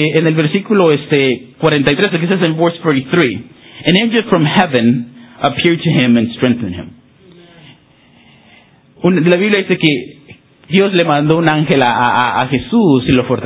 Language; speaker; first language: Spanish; early bilingual, heritage; Spanish